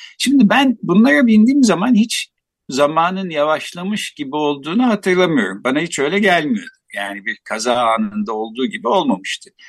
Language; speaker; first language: Turkish; native; Turkish